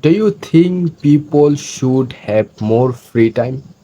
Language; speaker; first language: English; non-native, fluent; Bangla